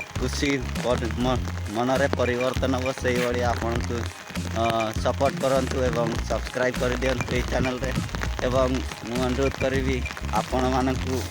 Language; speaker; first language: Odia; non-native, local second language; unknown